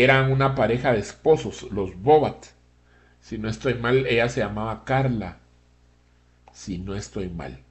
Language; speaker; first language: Spanish; native; Spanish